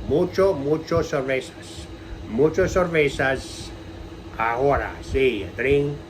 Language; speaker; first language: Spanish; non-native, learner; English